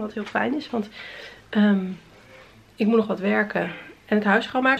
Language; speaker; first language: Dutch; native; Dutch